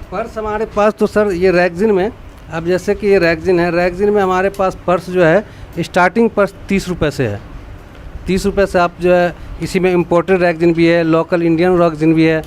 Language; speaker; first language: Hindi; native; Hindi